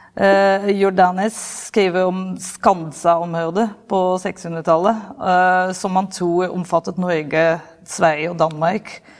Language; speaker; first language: Norwegian; non-native, fluent; Dutch